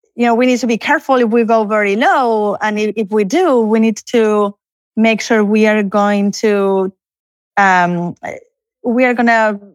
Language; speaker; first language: English; non-native, fluent; Spanish